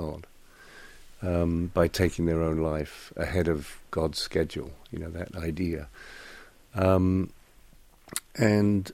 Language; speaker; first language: English; native; English